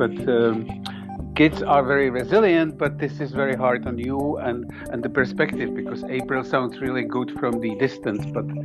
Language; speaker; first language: English; non-native, fluent; Czech